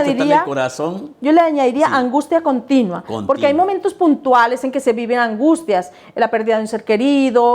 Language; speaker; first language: Spanish; native; Spanish